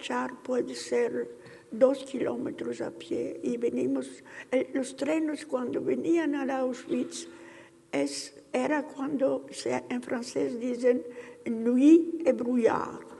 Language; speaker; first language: Spanish; early bilingual, heritage; Ladino